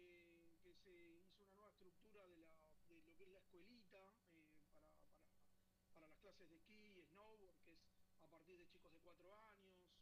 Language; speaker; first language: Spanish; native; Spanish